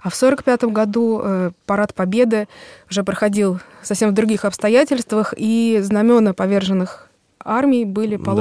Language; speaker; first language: Russian; native; Russian